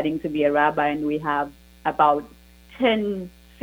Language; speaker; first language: English; non-native, local second language; Ganda